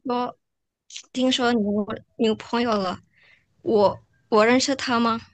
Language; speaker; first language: Chinese; non-native, learner; Indonesian